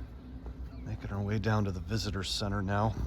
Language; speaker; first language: English; native; English